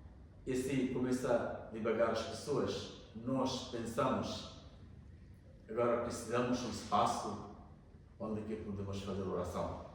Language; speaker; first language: Portuguese; non-native, learner; Bangla